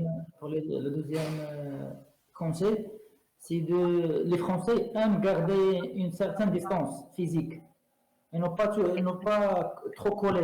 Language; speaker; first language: French; non-native, local second language; Arabic